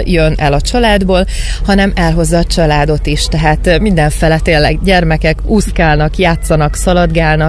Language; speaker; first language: Hungarian; native; Hungarian